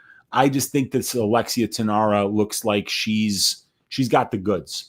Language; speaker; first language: English; native; English